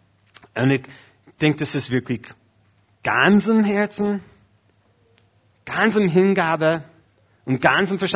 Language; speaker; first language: German; non-native, fluent; English